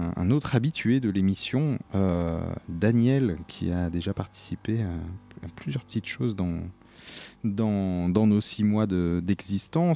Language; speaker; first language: French; native; French